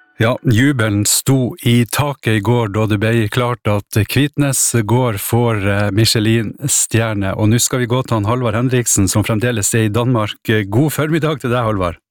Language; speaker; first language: Norwegian; native; Norwegian